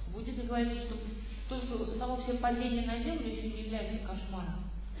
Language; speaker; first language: Russian; native; Russian